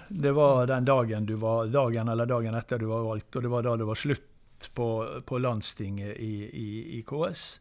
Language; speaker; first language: Norwegian; native; Norwegian